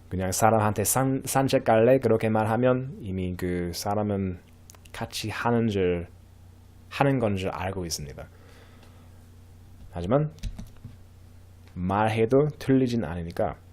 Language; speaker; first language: Korean; non-native, fluent; English